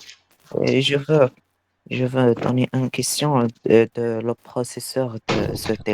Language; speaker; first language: French; non-native, learner; Arabic